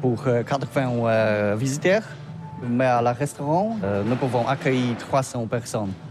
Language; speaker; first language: French; non-native, learner; Polish